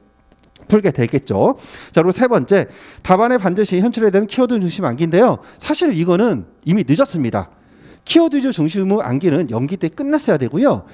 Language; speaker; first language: Korean; native; Korean